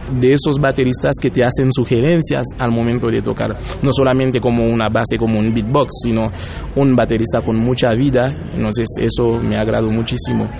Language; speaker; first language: Spanish; non-native, fluent; Haitian Creole